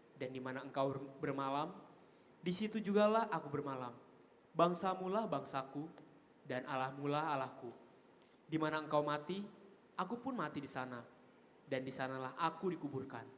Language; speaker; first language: Indonesian; native; Indonesian